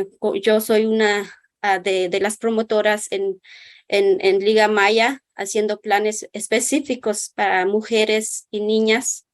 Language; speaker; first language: Spanish; non-native, local second language; Kʼicheʼ